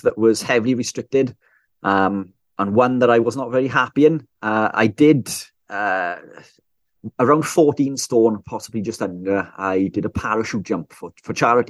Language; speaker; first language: English; native; English